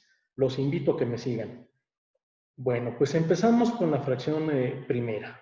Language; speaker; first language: Spanish; native; Spanish